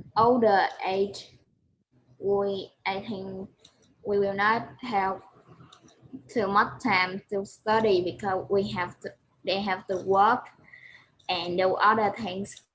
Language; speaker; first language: English; non-native, learner; Vietnamese